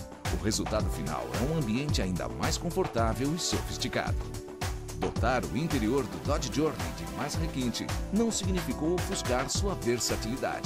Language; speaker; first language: Portuguese; native; Portuguese